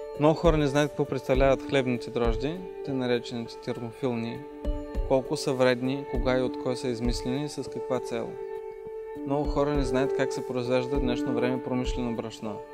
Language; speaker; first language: Bulgarian; native; Bulgarian